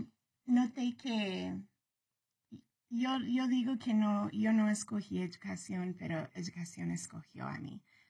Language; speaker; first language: Spanish; early bilingual, heritage; Spanish